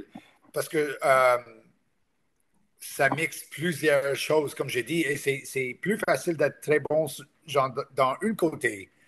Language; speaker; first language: French; non-native, local second language; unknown